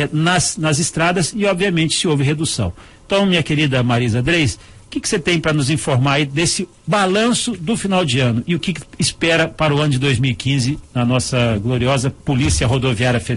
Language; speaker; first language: Portuguese; native; Portuguese